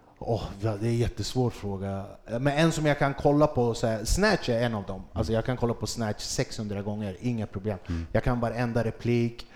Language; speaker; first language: Swedish; early bilingual, other home language; Kurdish